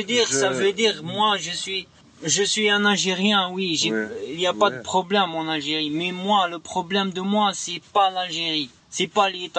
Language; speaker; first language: French; non-native, learner; Arabic